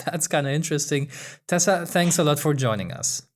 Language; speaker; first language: English; non-native, fluent; German